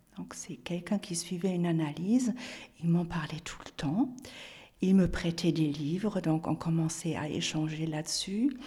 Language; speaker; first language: French; non-native, fluent; German